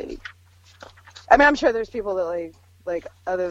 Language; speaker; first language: English; native; English